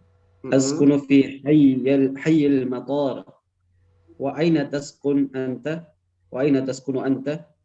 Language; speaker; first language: Arabic; non-native, learner; Indonesian